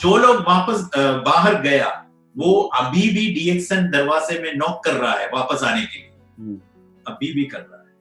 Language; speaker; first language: Hindi; non-native, local second language; Malayalam